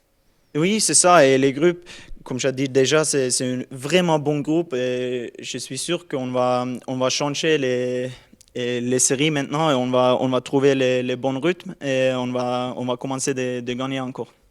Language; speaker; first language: French; non-native, learner; Norwegian